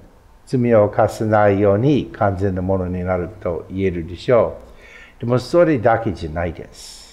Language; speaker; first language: Japanese; non-native, fluent; English